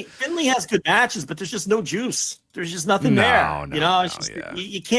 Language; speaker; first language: English; native; English